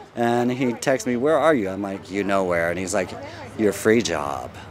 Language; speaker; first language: English; non-native, fluent; Russian